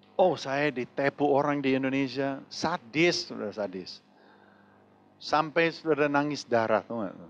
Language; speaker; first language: Indonesian; non-native, fluent; English